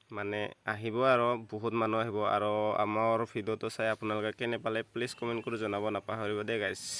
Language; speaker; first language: Assamese; native; Assamese